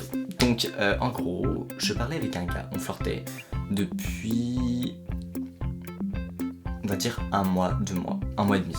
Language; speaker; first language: French; native; French